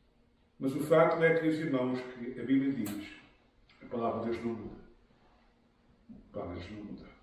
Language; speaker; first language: Portuguese; native; Portuguese